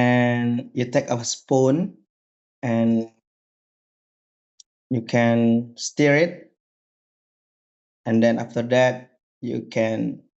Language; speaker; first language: English; non-native, learner; Indonesian